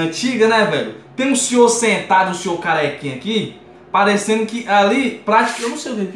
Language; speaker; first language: Portuguese; native; Portuguese